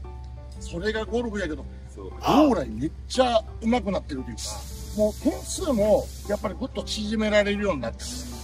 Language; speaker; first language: Japanese; native; Japanese